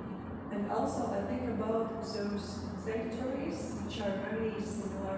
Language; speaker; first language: English; non-native, fluent; Latvian